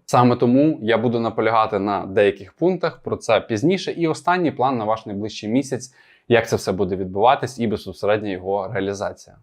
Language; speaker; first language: Ukrainian; non-native, local second language; Russian